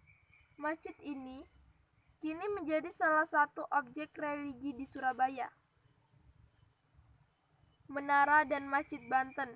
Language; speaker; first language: Indonesian; native; Indonesian